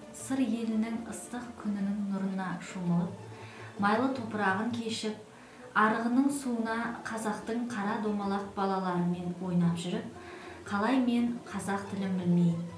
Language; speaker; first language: Kazakh; non-native, local second language; Russian